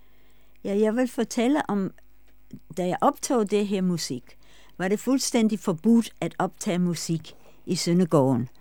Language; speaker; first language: Danish; non-native, fluent; English